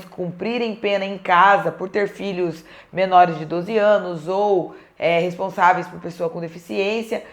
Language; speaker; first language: Portuguese; native; Portuguese